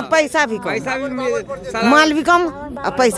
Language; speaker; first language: Hindi; non-native, local second language; Maithili